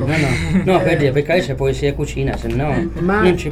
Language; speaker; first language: Italian; native; Italian